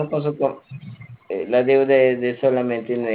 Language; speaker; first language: Spanish; native; Spanish